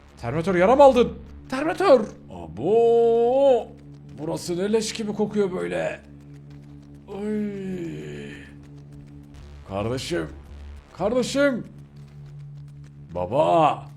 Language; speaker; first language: Turkish; native; Turkish